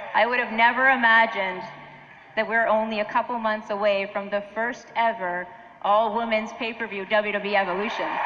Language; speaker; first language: English; native; English